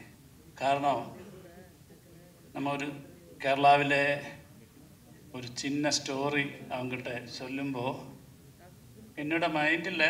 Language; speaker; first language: Tamil; non-native, learner; Malayalam